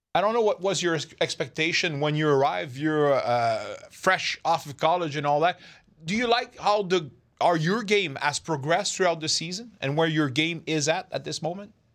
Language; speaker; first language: English; non-native, fluent; French